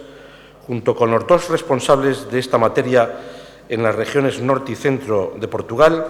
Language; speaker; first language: Spanish; native; Spanish